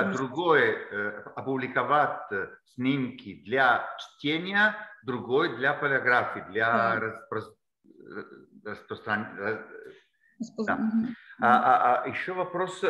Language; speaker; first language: Russian; non-native, learner; Bulgarian